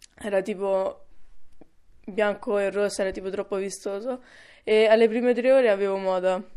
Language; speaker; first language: Italian; early bilingual, other home language; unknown